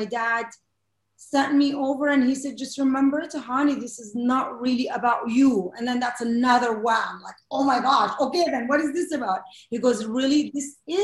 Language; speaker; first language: English; non-native, fluent; Arabic